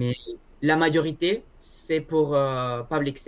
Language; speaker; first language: French; non-native, learner; Spanish